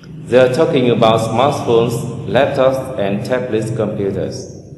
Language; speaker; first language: English; non-native, fluent; Vietnamese